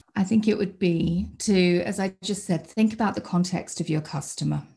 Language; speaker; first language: English; native; English